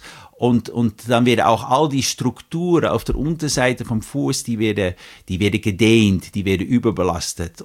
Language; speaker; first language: German; native; German